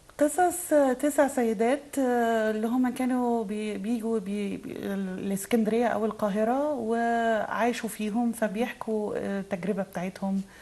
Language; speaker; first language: Arabic; native; Arabic